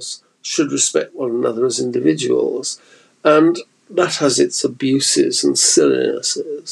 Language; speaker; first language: English; native; English